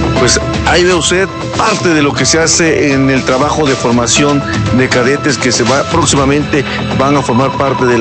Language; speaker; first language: Spanish; native; Spanish